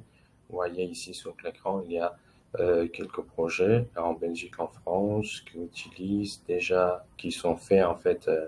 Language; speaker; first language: French; non-native, fluent; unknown